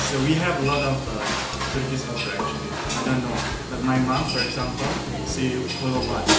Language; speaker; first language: English; non-native, learner; Indonesian